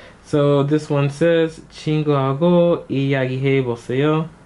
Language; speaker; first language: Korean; non-native, learner; English